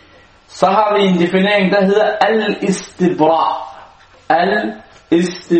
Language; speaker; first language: Danish; non-native, local second language; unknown